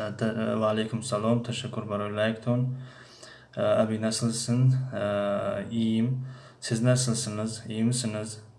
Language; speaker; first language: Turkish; non-native, fluent; Tajik